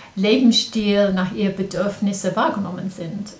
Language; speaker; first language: German; non-native, fluent; English